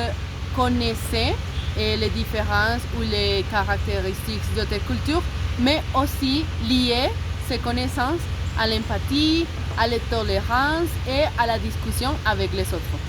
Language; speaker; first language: French; non-native, learner; Spanish